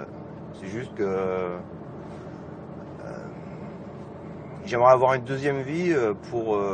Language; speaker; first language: French; native; French